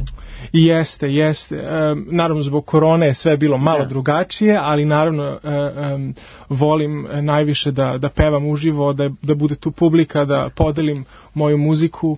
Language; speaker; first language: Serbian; early bilingual, heritage; Serbian